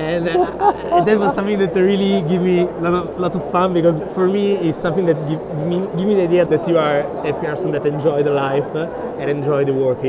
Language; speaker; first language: English; non-native, fluent; Italian